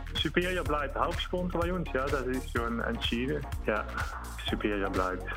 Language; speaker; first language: German; non-native, learner; Dutch